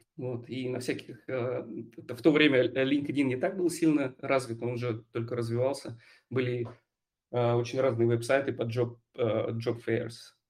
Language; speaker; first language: Russian; native; Russian